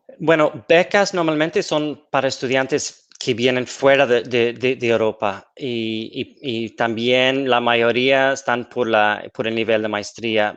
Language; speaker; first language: Spanish; non-native, fluent; English